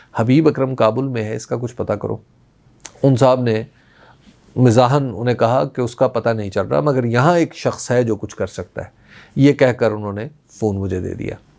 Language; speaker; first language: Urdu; non-native, local second language; Punjabi